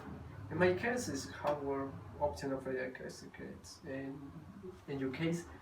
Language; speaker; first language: English; non-native, learner; Spanish